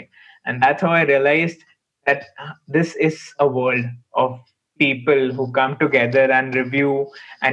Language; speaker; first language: English; non-native, local second language; Hindi